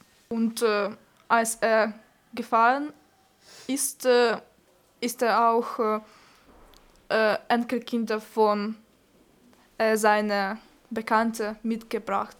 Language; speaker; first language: German; non-native, learner; Ukrainian